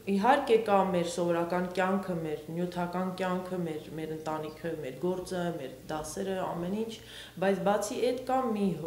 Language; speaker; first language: Armenian; early bilingual, heritage; Armenian